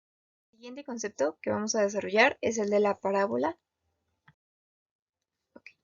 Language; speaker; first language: Spanish; native; Spanish